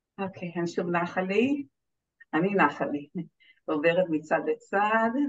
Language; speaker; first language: Hebrew; native; Hebrew